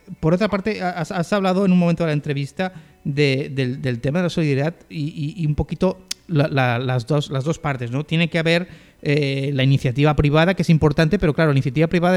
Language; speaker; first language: Spanish; native; Spanish